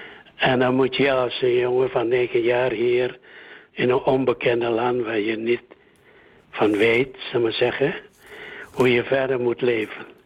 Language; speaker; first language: Dutch; early bilingual, other home language; Indonesian